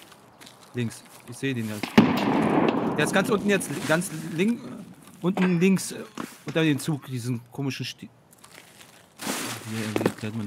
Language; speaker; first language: German; native; German